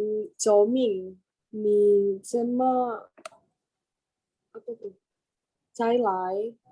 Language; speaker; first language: Chinese; non-native, learner; Indonesian